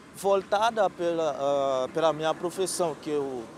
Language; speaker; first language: Portuguese; non-native, fluent; Haitian Creole